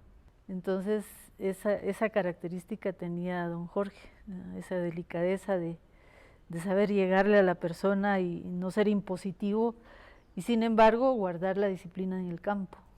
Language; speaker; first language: Spanish; native; Spanish